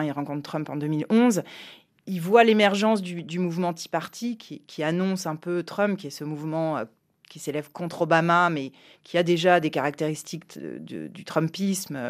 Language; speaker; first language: French; native; French